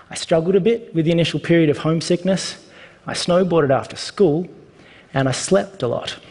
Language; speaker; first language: English; native; English